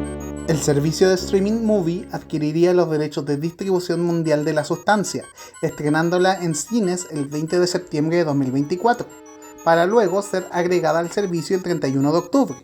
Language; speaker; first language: Spanish; native; Spanish